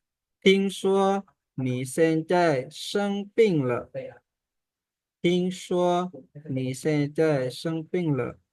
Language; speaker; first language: Chinese; non-native, fluent; Indonesian